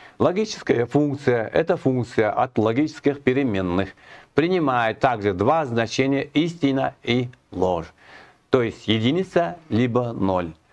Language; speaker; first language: Russian; non-native, local second language; Kazakh